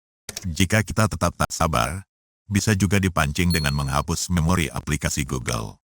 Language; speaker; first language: Indonesian; native; Indonesian